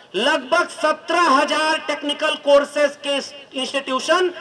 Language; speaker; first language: Hindi; native; Hindi